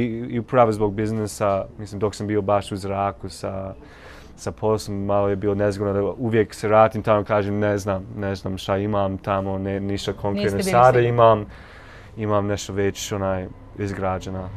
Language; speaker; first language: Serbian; non-native, learner; English